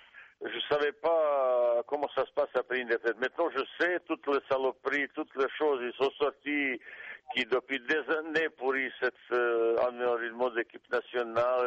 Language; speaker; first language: French; non-native, fluent; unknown